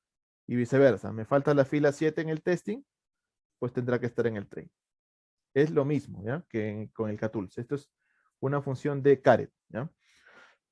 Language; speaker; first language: Spanish; native; Spanish